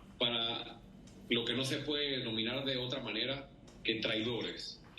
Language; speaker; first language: Spanish; native; Spanish